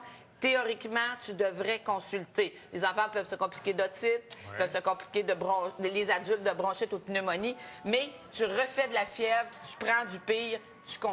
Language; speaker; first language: French; native; French